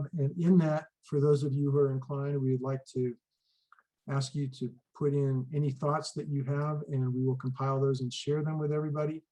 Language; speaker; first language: English; native; English